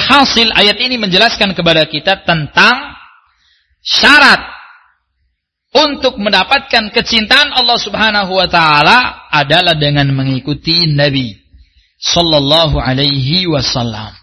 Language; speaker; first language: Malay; non-native, local second language; Javanese